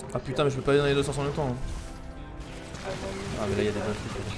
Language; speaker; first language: French; native; French